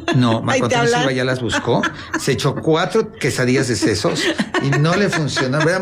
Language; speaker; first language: Spanish; native; Spanish